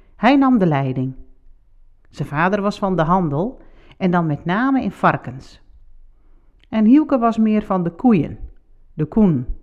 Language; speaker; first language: Dutch; non-native, local second language; Western Frisian